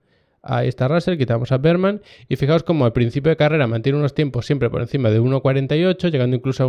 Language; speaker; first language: Spanish; native; Spanish